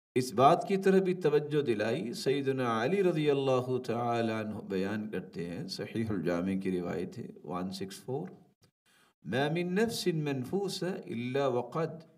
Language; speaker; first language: Urdu; native; Urdu